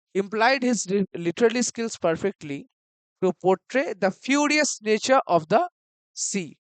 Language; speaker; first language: English; non-native, local second language; Bangla